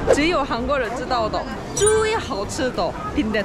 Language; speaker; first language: Chinese; non-native, learner; Korean